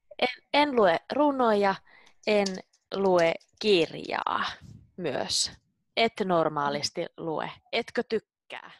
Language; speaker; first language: Finnish; native; Finnish